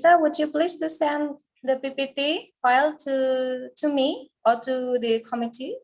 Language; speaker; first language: English; non-native, fluent; Indonesian